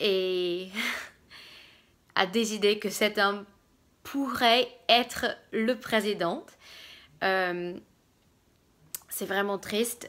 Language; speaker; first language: French; non-native, fluent; English